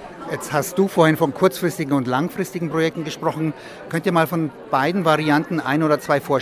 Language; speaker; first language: German; native; German